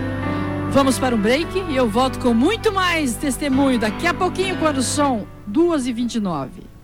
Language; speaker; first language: Portuguese; native; Portuguese